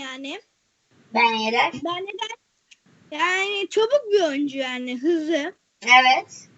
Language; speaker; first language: Turkish; early bilingual, heritage; Turkish